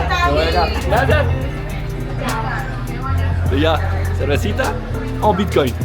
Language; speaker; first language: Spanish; non-native, learner; French